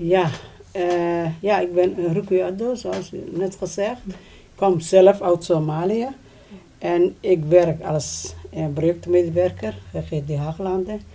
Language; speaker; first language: Dutch; non-native, learner; Somali